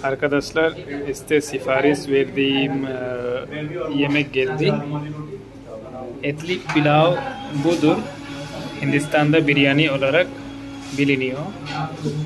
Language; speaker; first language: Turkish; non-native, fluent; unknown